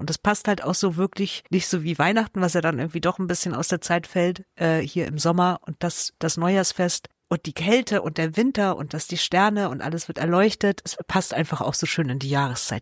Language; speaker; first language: German; native; German